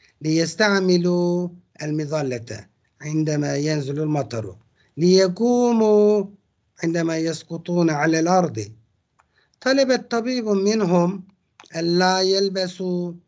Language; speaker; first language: Arabic; non-native, fluent; Turkish